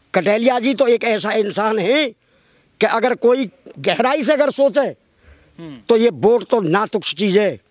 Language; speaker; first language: Hindi; native; Hindi